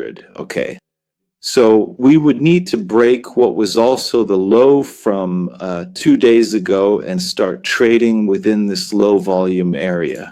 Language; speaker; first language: English; non-native, fluent; Italian